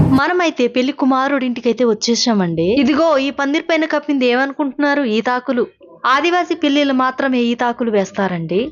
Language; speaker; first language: Telugu; non-native, local second language; Koya